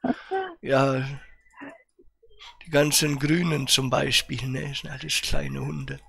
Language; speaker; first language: German; native; German